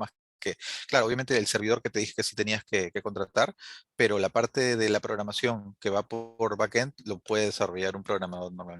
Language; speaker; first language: Spanish; native; Spanish